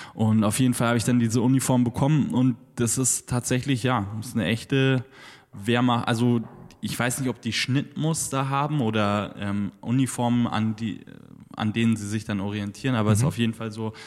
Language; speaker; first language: German; native; German